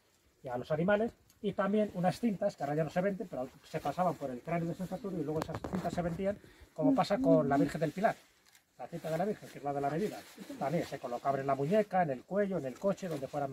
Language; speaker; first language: Spanish; native; Spanish